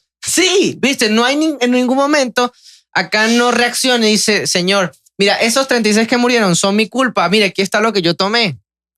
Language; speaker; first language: Spanish; native; Spanish